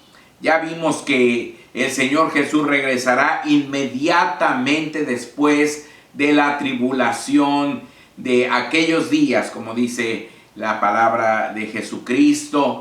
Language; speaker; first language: Spanish; native; Spanish